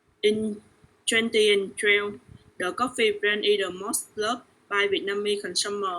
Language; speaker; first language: English; non-native, learner; Vietnamese